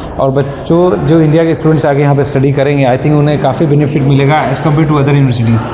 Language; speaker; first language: Hindi; native; Hindi